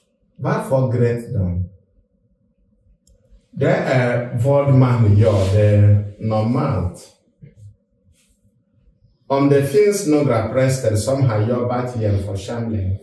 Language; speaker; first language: Swedish; non-native, fluent; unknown